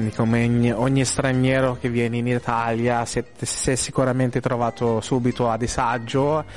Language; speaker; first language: Italian; non-native, fluent; Filipino